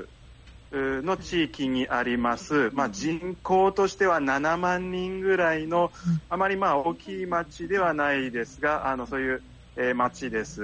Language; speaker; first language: Japanese; native; Japanese